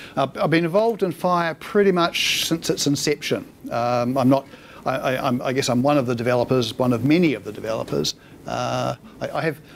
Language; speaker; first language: English; native; English